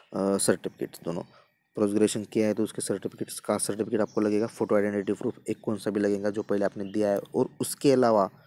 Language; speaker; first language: Hindi; non-native, local second language; Marathi